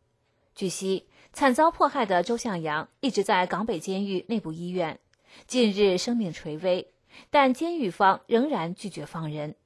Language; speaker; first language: Chinese; native; Chinese